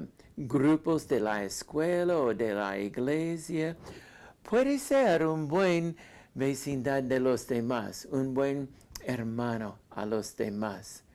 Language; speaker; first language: Spanish; non-native, fluent; English